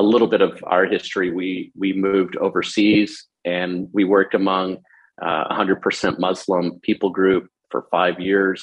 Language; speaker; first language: English; native; English